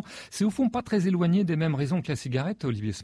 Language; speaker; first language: French; native; French